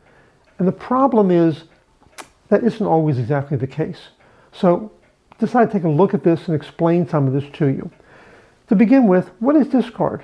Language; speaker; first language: English; native; English